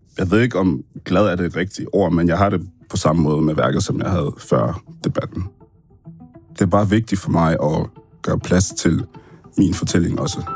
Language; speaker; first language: Danish; early bilingual, other home language; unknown